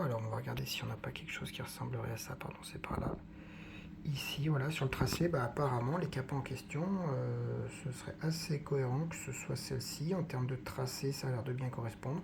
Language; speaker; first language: French; native; French